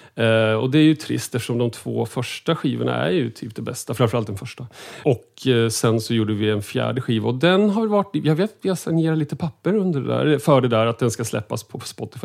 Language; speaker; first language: Swedish; native; Swedish